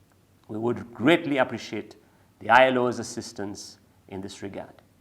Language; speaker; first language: English; non-native, local second language; Seselwa Creole French